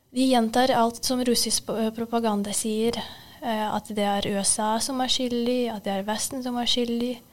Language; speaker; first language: Norwegian; non-native, fluent; Ukrainian